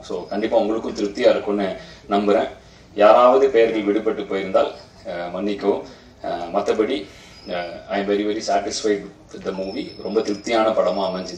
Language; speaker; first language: Tamil; native; Tamil